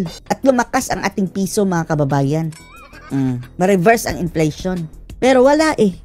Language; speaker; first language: Filipino; native; Filipino